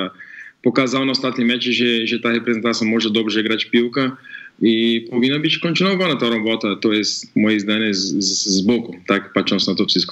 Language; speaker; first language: Polish; non-native, fluent; Portuguese